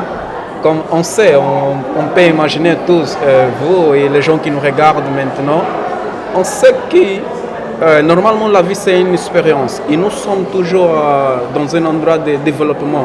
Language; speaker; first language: French; non-native, fluent; Portuguese